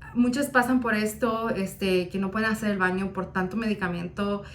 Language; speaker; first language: Spanish; early bilingual, heritage; Spanish